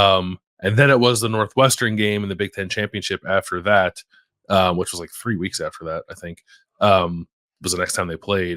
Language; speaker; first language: English; native; English